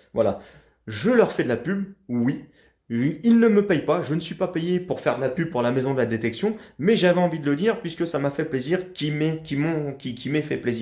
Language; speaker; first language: French; native; French